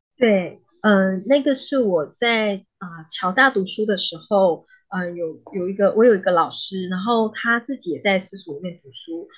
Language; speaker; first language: Chinese; native; Chinese